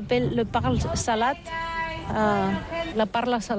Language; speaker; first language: French; non-native, learner; Catalan